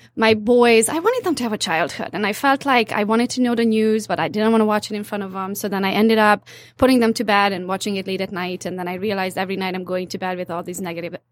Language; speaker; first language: English; non-native, fluent; Hungarian